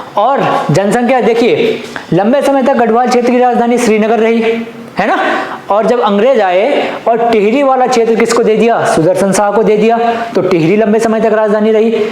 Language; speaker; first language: Hindi; native; Hindi